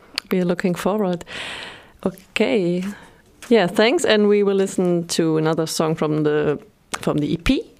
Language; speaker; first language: English; non-native, fluent; German